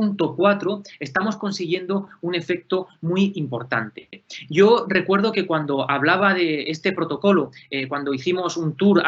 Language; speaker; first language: Spanish; native; Spanish